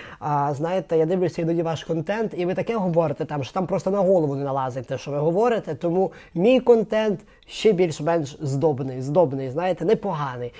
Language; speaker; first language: Ukrainian; native; Ukrainian